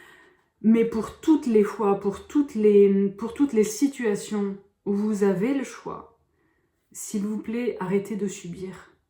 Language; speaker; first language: French; native; French